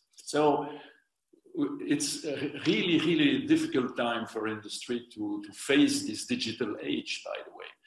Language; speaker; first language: English; non-native, fluent; French